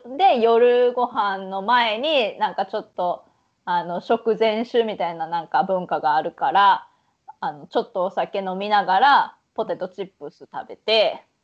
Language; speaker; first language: Japanese; native; Japanese